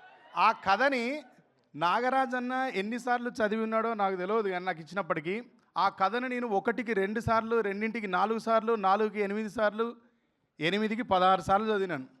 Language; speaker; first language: Telugu; native; Telugu